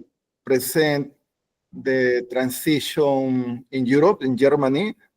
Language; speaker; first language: English; non-native, learner; Spanish